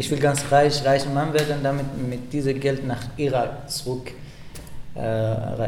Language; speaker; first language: German; non-native, learner; Persian